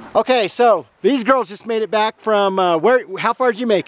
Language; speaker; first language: English; native; English